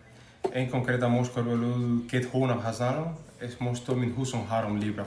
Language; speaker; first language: Hungarian; non-native, learner; Spanish